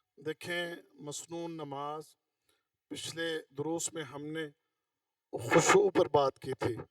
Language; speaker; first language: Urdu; non-native, local second language; Punjabi